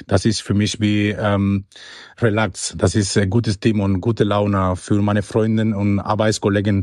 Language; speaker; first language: German; non-native, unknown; Spanish